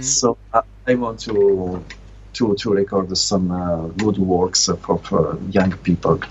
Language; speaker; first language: English; non-native, learner; Italian